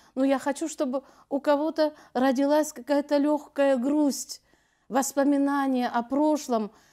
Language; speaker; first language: Russian; non-native, local second language; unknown